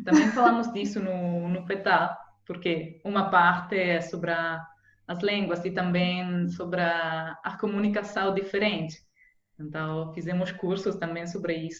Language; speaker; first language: Portuguese; non-native, fluent; Italian